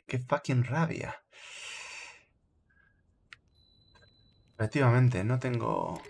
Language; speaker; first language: Spanish; native; Spanish